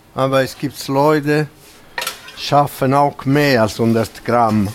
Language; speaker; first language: German; non-native, fluent; Italian